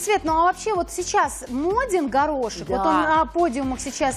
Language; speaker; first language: Russian; native; Russian